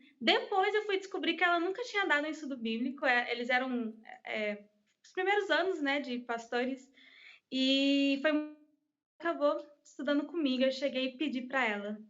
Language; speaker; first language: Portuguese; early bilingual, heritage; English